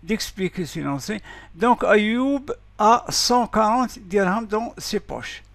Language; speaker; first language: French; non-native, local second language; Arabic